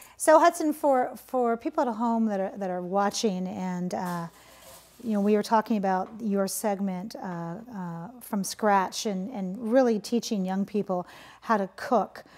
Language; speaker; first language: English; native; English